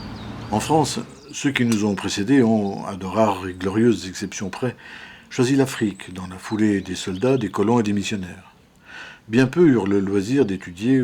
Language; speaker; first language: French; native; French